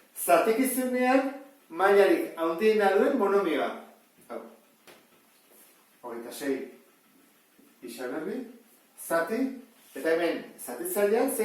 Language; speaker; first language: Basque; native; Basque